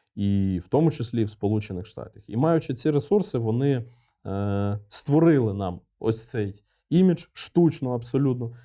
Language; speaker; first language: Ukrainian; non-native, local second language; Russian